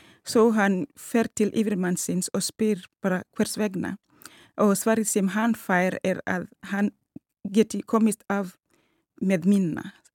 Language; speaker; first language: Icelandic; non-native, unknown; Swahili